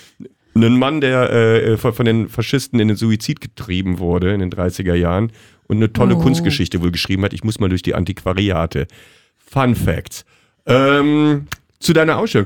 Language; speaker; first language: German; native; German